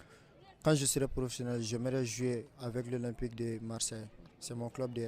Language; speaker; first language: French; non-native, local second language; Bambara